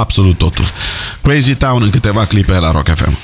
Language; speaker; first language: Romanian; native; Romanian